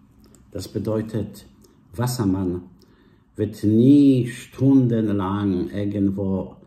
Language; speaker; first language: German; non-native, fluent; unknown